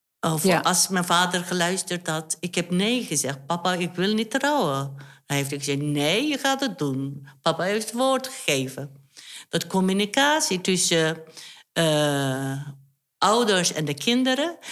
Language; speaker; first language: Dutch; non-native, fluent; Turkish